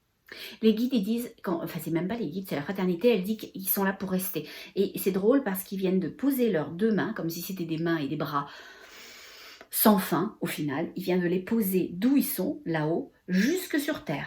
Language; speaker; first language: French; native; French